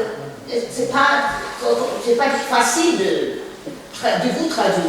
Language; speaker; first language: French; non-native, fluent; Russian